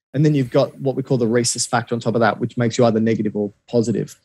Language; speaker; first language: English; native; English